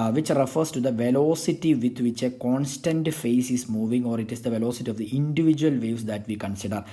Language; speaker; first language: English; non-native, local second language; Malayalam